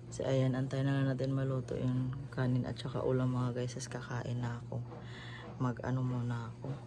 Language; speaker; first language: Filipino; non-native, local second language; Cebuano